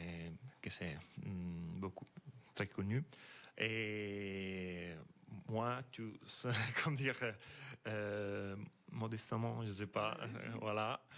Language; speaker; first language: French; non-native, fluent; Italian